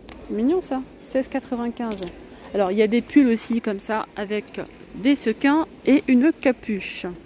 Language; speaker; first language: French; native; French